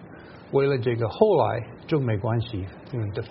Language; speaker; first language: Chinese; non-native, fluent; English